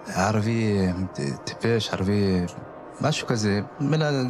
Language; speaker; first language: Hebrew; non-native, local second language; Arabic